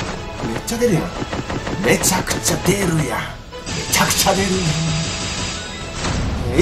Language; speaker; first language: Japanese; native; Japanese